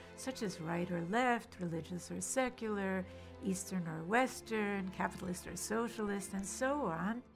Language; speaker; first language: English; early bilingual, other home language; German